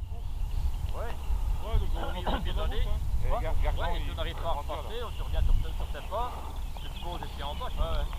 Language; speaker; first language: French; native; French